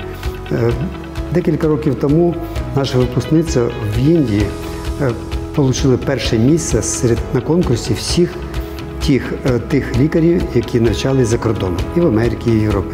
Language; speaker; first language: Ukrainian; non-native, local second language; Russian